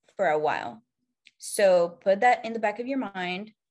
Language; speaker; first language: English; non-native, fluent; Arabic